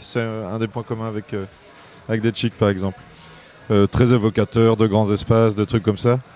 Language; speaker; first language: French; native; French